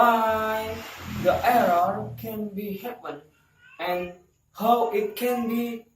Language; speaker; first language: English; non-native, learner; Indonesian